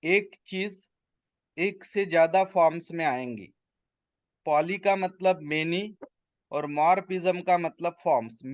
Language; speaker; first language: Hindi; non-native, local second language; Marathi